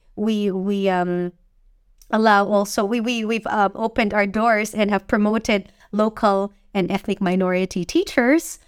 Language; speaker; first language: English; non-native, local second language; Filipino